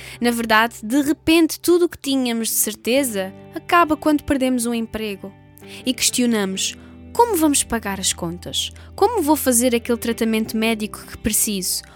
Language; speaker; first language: Portuguese; native; Portuguese